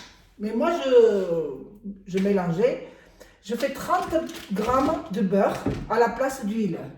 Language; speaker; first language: French; non-native, fluent; Armenian